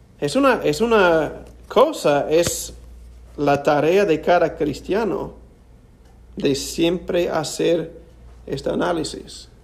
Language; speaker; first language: Spanish; non-native, fluent; English